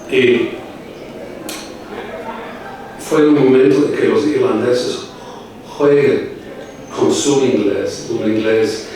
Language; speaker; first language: Spanish; non-native, fluent; English